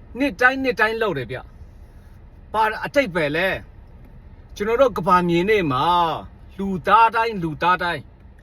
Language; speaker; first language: Burmese; non-native, local second language; Shan